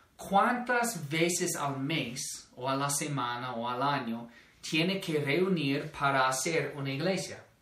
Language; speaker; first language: Spanish; non-native, fluent; English